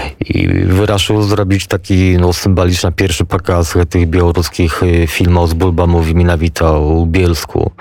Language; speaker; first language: Polish; non-native, local second language; Belarusian